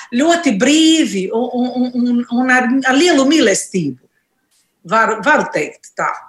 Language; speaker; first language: Latvian; non-native, learner; Portuguese